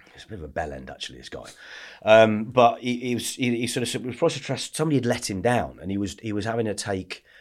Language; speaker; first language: English; native; English